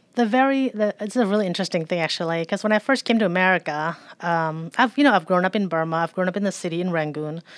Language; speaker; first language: English; early bilingual, other home language; Burmese